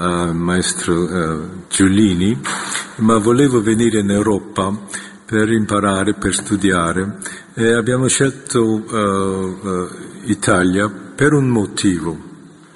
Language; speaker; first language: Italian; non-native, fluent; Korean